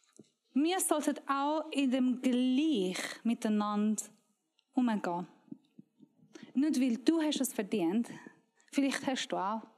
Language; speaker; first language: German; non-native, learner; Persian